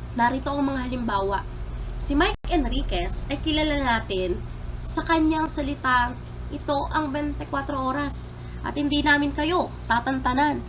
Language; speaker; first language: Filipino; native; Filipino